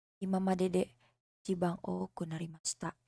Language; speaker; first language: Japanese; non-native, learner; Indonesian